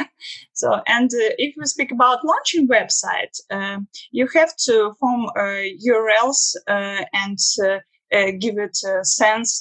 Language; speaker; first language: English; non-native, learner; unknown